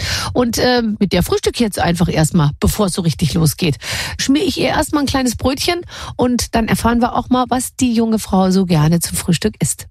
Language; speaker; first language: German; native; German